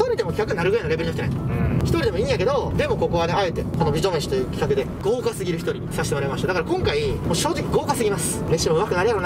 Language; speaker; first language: Japanese; native; Japanese